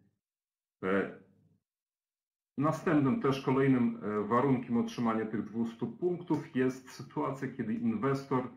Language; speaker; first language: Polish; native; Polish